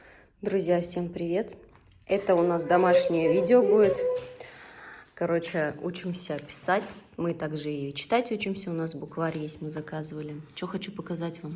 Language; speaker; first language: Russian; native; Russian